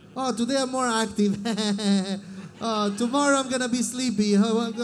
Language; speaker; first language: English; non-native, fluent; Italian